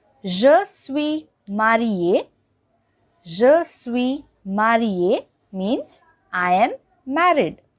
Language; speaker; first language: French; non-native, learner; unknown